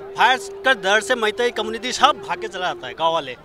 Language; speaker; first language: Hindi; non-native, local second language; Manipuri